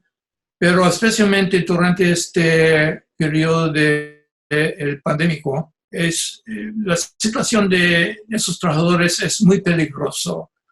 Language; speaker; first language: Spanish; non-native, fluent; English